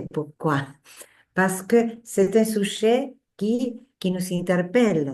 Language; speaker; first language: French; non-native, fluent; Spanish